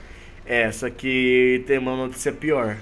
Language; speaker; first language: Portuguese; native; Portuguese